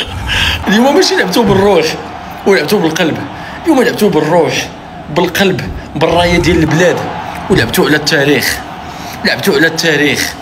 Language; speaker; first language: Arabic; native; Arabic